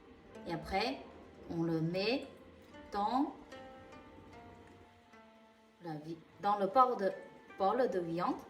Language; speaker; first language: French; non-native, local second language; Chinese